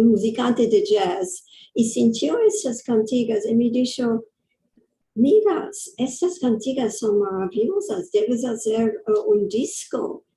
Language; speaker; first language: Spanish; early bilingual, heritage; English